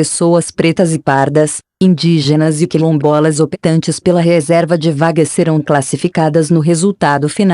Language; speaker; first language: Portuguese; native; Portuguese